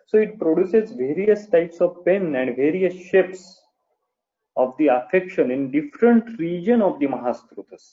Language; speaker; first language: English; non-native, local second language; Marathi